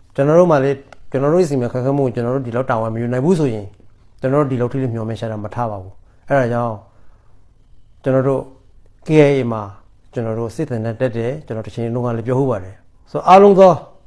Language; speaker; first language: Burmese; native; Burmese